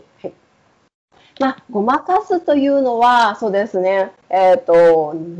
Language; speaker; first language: Japanese; native; Japanese